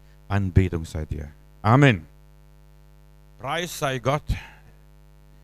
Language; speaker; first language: German; native; German